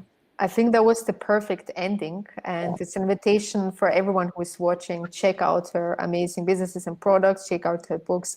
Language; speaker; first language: English; non-native, fluent; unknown